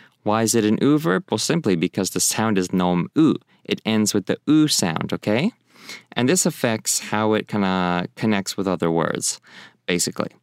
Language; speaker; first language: English; native; English